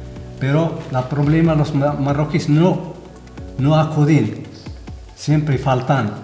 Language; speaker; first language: Spanish; non-native, fluent; Arabic